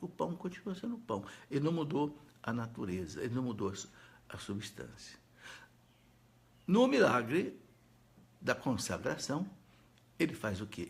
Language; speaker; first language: Portuguese; native; Portuguese